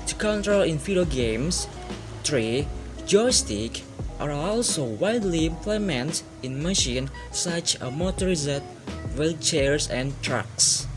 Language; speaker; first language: English; non-native, learner; Indonesian